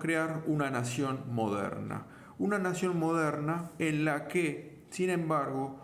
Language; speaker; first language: Spanish; native; Spanish